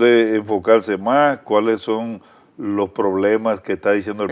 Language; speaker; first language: Spanish; native; Spanish